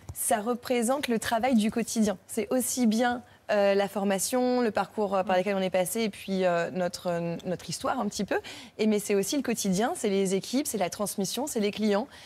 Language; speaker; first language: French; native; French